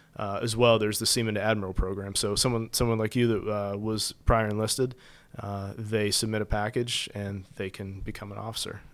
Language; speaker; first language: English; native; English